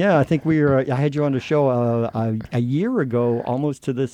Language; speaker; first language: English; native; English